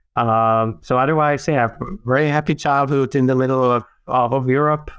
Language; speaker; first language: English; non-native, fluent; Czech